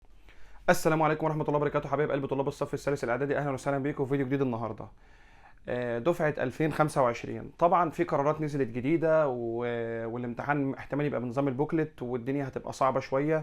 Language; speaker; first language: Arabic; native; Arabic